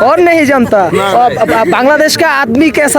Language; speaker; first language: Hindi; non-native, learner; Bangla